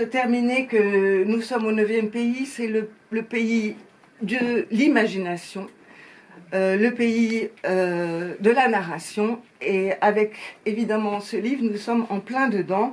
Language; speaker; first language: French; native; French